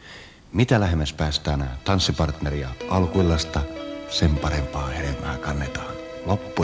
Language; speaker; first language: Finnish; native; Finnish